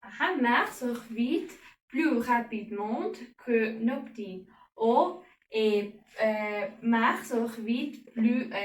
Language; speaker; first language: French; non-native, learner; Spanish